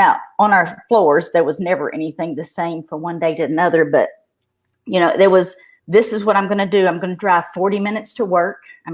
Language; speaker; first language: English; native; English